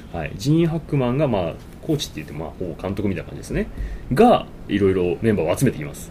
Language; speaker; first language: Japanese; native; Japanese